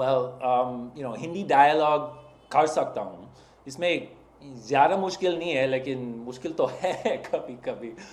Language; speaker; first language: Hindi; non-native, fluent; English